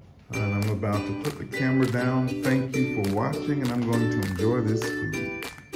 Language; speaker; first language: English; native; English